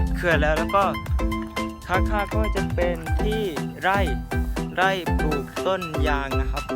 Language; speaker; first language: Thai; non-native, local second language; Malay